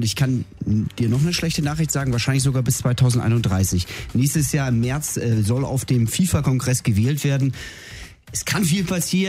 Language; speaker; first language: German; native; German